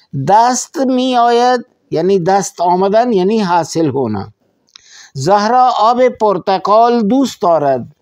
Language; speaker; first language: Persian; non-native, fluent; Urdu